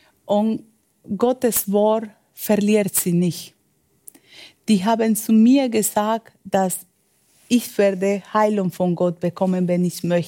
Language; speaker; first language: German; non-native, fluent; Spanish